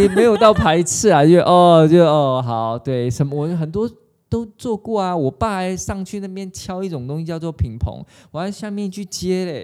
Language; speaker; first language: Chinese; native; Chinese